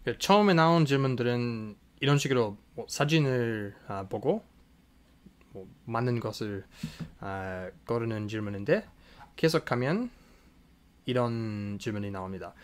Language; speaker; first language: Korean; non-native, fluent; English